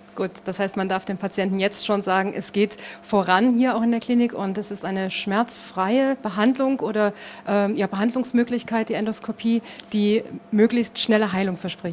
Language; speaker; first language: German; native; German